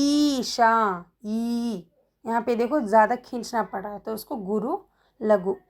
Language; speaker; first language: Hindi; non-native, local second language; Kannada